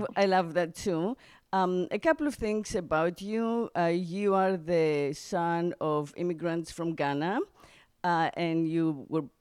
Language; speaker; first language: English; non-native, fluent; Greek